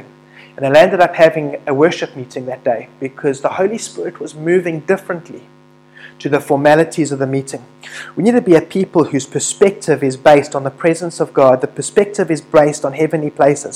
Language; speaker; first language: English; native; English